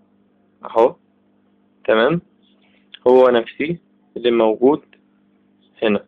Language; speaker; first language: Arabic; native; Arabic